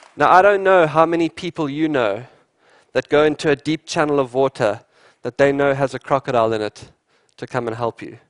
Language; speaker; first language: English; native; English